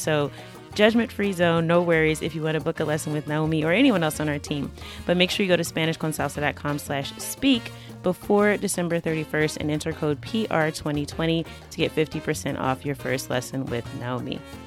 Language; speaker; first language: English; native; English